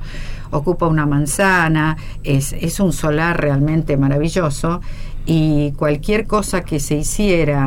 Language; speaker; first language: Spanish; native; Spanish